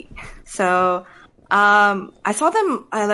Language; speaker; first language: English; non-native, local second language; Cebuano